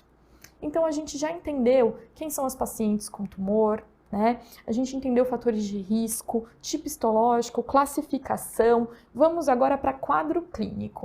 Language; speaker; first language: Portuguese; native; Portuguese